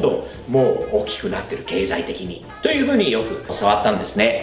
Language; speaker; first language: Japanese; non-native, fluent; English